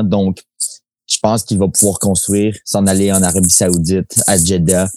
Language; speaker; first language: French; native; French